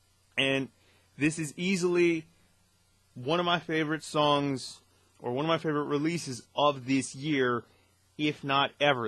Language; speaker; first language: English; native; English